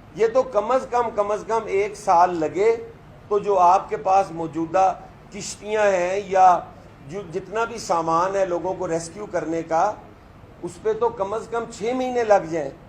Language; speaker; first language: Urdu; non-native, local second language; Punjabi